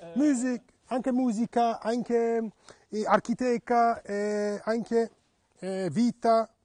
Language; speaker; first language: Italian; non-native, learner; Turkish